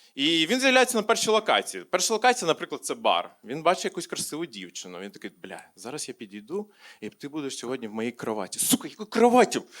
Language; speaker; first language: Ukrainian; non-native, local second language; Russian